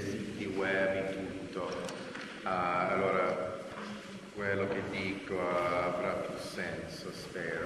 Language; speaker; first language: Italian; non-native, fluent; English